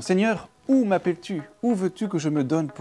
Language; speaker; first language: French; native; French